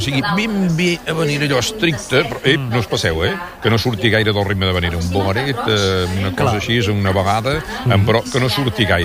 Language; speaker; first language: Catalan; native; Catalan